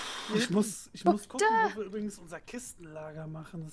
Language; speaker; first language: German; native; German